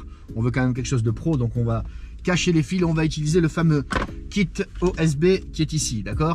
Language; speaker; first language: French; native; French